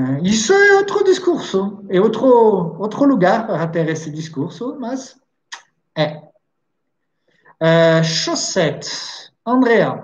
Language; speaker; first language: Portuguese; non-native, fluent; French